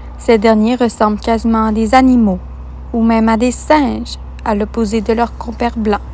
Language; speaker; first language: French; native; French